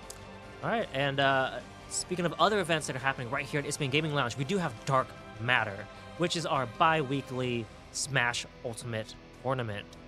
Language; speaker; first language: English; native; English